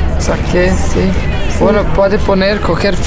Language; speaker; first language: Spanish; non-native, learner; Portuguese